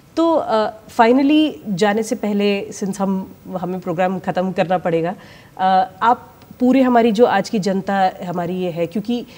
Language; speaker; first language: Hindi; native; Hindi